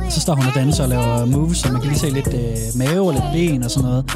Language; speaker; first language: Danish; native; Danish